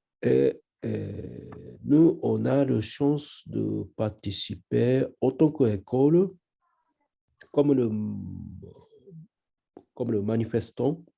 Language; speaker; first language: French; non-native, learner; Japanese